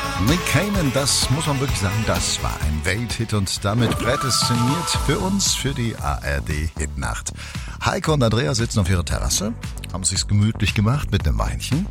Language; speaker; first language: German; native; German